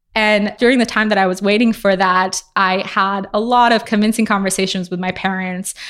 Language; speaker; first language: English; native; English